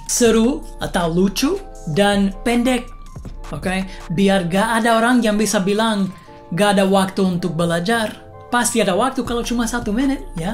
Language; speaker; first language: Indonesian; non-native, fluent; English